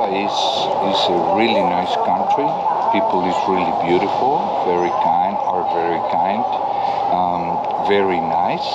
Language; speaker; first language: English; non-native, fluent; Spanish